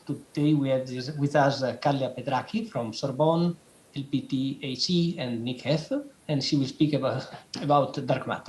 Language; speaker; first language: English; non-native, fluent; Spanish